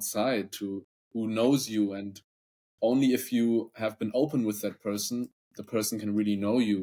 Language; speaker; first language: English; non-native, fluent; German